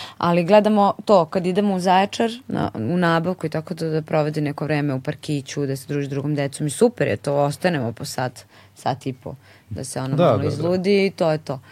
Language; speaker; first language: Serbian; native; Serbian